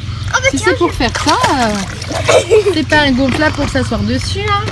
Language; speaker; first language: French; native; French